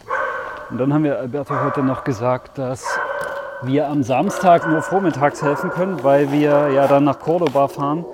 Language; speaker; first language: German; native; German